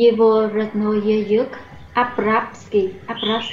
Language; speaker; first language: Russian; non-native, learner; Vietnamese